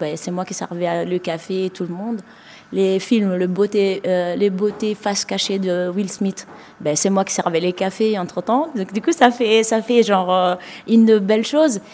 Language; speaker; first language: French; non-native, local second language; Malagasy